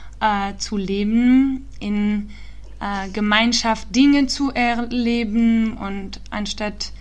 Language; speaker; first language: German; early bilingual, heritage; German